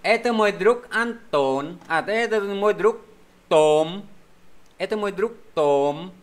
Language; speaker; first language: Russian; non-native, fluent; Vietnamese